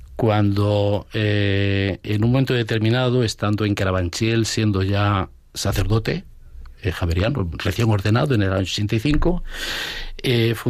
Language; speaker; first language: Spanish; native; Spanish